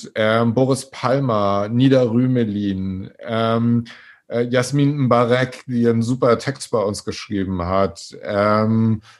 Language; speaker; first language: German; native; German